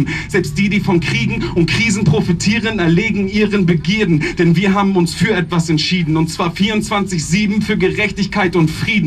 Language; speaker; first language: German; native; German